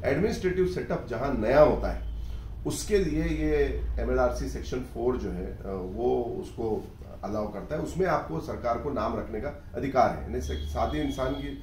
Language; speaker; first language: Hindi; non-native, local second language; Urdu